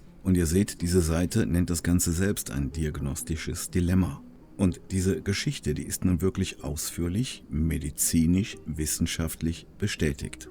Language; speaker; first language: German; native; German